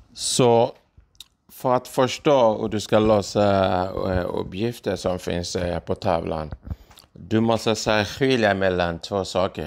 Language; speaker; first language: Swedish; non-native, fluent; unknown